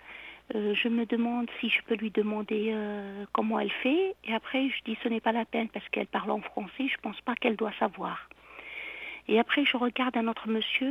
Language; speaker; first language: French; non-native, local second language; Arabic